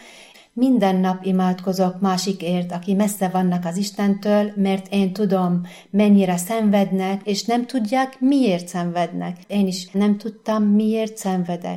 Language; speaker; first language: Hungarian; non-native, learner; Arabic